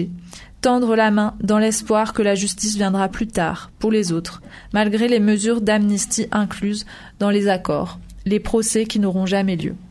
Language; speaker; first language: French; native; French